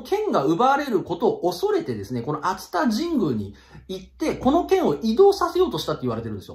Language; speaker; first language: Japanese; native; Japanese